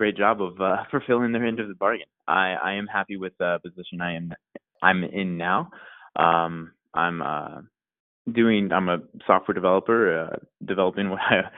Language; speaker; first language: English; native; English